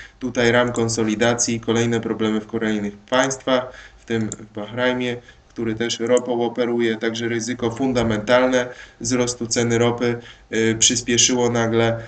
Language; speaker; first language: Polish; native; Polish